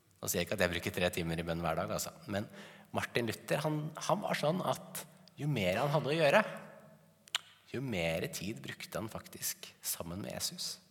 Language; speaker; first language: Norwegian; native; Norwegian